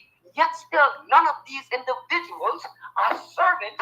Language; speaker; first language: English; native; English